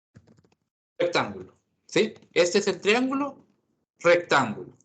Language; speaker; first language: Spanish; native; Spanish